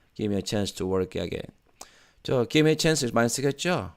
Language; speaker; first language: English; non-native, fluent; Korean